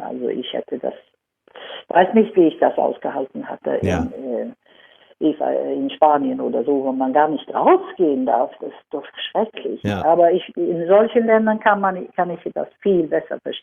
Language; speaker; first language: German; non-native, fluent; Swedish